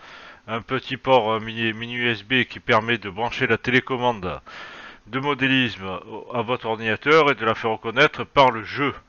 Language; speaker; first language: French; native; French